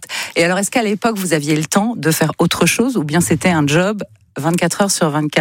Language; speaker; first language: French; native; French